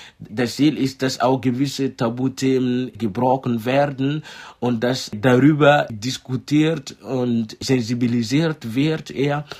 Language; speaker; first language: German; non-native, fluent; Mossi